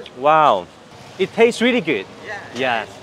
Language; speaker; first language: English; non-native, learner; Vietnamese